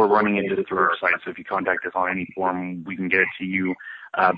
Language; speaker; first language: English; native; English